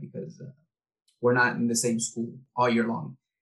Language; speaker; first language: English; early bilingual, other home language; Spanish